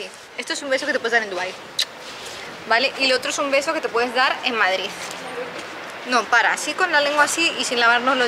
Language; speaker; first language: Spanish; native; Spanish